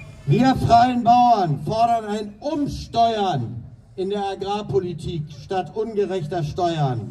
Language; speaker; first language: German; native; German